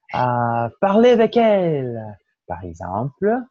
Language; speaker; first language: French; non-native, fluent; Portuguese